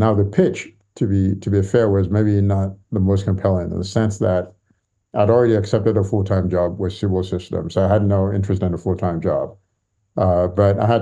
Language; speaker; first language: English; non-native, local second language; Yoruba